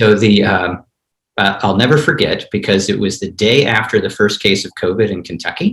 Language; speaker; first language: English; native; English